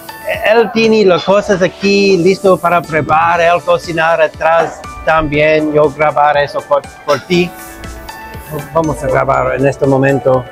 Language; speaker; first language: Spanish; non-native, learner; English